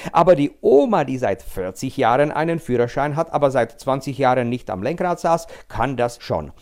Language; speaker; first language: German; non-native, fluent; Czech